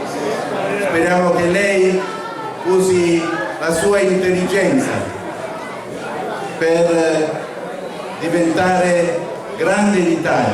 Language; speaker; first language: Italian; non-native, fluent; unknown